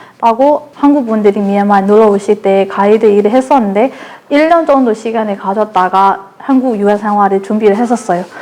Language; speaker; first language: Korean; non-native, fluent; Burmese